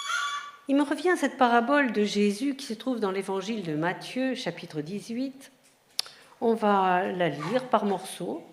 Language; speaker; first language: French; native; French